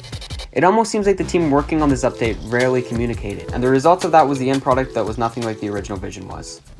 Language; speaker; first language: English; native; English